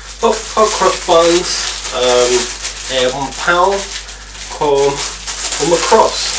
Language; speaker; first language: Portuguese; non-native, learner; English